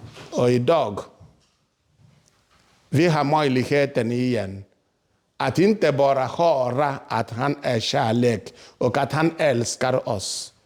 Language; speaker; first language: Swedish; non-native, fluent; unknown